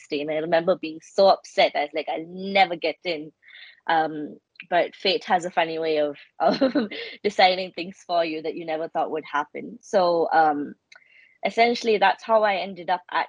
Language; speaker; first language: English; non-native, local second language; Malayalam